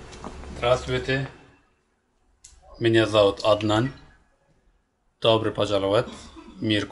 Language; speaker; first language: Russian; non-native, learner; Turkish